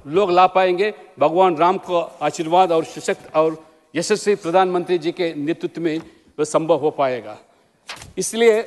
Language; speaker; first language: Hindi; non-native, local second language; Telugu